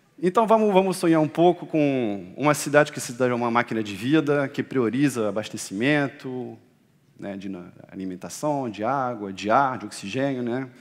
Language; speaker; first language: Portuguese; non-native, fluent; French